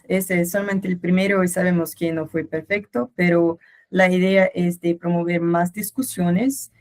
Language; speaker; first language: Spanish; non-native, learner; Portuguese